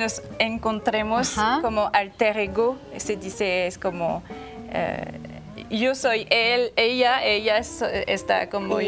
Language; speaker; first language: Spanish; non-native, learner; French